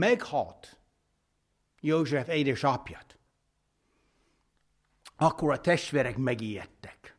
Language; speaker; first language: Hungarian; non-native, fluent; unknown